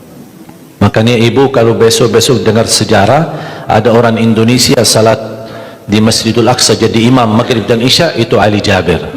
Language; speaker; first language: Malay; non-native, fluent; Arabic